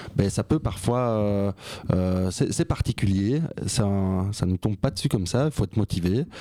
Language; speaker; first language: French; native; French